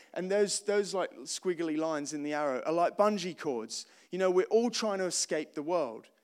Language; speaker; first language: English; native; English